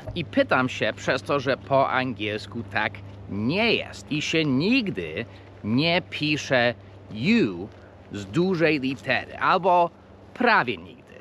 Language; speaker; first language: Polish; non-native, fluent; English